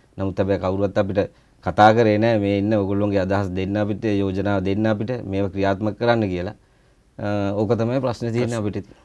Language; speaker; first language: Sinhala; native; Sinhala